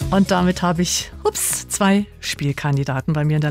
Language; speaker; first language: German; native; German